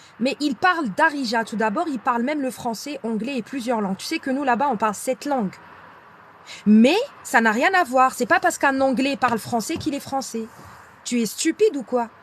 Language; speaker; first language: French; non-native, local second language; Arabic